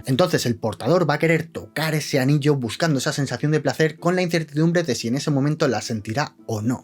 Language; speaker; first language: Spanish; native; Spanish